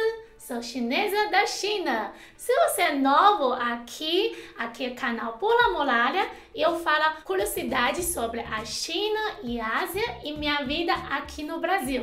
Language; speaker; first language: Portuguese; non-native, fluent; Chinese